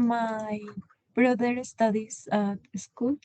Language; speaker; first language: English; non-native, learner; Spanish